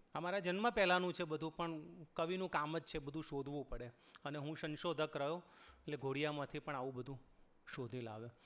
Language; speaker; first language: Gujarati; native; Gujarati